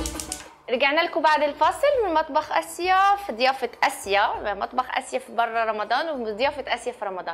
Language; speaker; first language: Arabic; native; Arabic